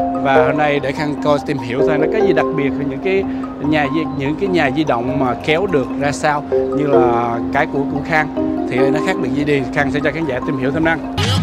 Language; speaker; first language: Vietnamese; native; Vietnamese